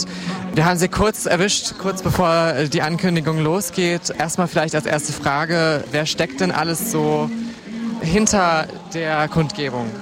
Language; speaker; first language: German; native; German